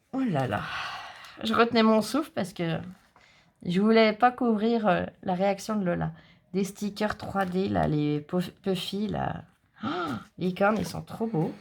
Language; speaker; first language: French; native; French